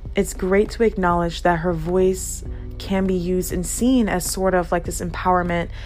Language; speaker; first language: English; native; English